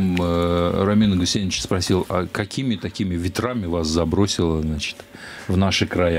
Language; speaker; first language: Russian; native; Russian